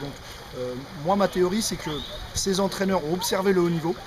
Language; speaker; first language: French; native; French